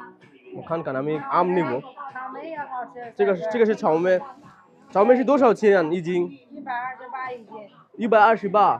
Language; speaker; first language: Chinese; non-native, learner; Bangla